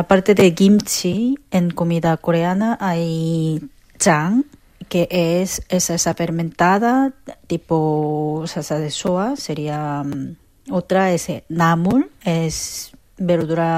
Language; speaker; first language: Spanish; non-native, fluent; Korean